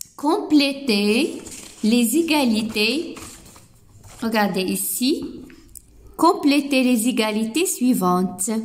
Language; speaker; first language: French; non-native, local second language; Arabic